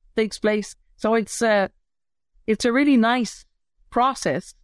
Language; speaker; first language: English; native; English